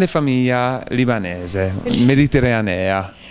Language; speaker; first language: Italian; non-native, learner; English